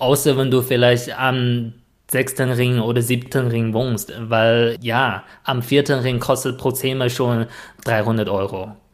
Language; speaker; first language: German; non-native, fluent; Chinese